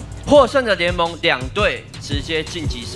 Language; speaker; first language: Chinese; native; Chinese